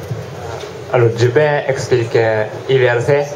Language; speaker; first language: French; non-native, learner; Japanese